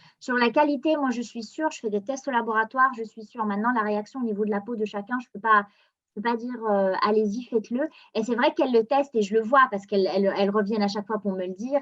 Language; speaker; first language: French; non-native, local second language; Arabic